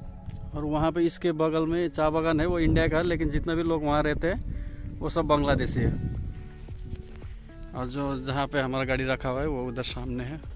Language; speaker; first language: Hindi; non-native, local second language; Nepali